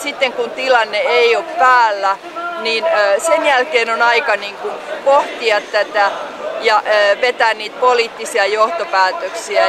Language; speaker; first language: Finnish; native; Finnish